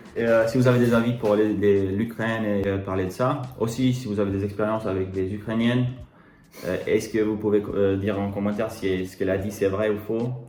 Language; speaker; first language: French; native; French